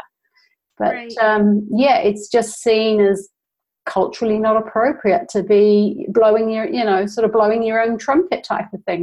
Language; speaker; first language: English; native; English